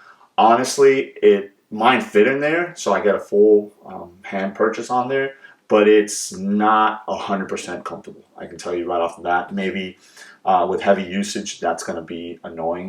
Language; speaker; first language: English; native; English